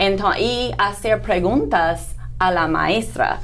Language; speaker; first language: Spanish; non-native, fluent; English